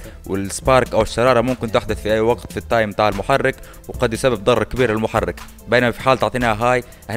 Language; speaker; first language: Arabic; native; Arabic